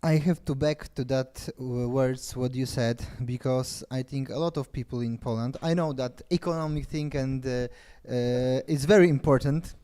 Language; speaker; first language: English; non-native, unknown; Polish